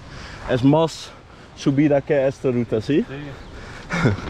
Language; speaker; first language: Spanish; non-native, learner; Dutch